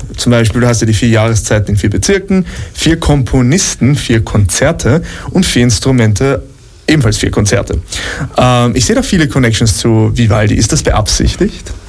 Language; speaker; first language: German; native; German